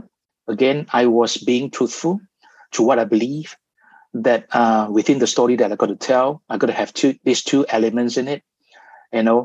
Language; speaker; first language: English; non-native, local second language; Cantonese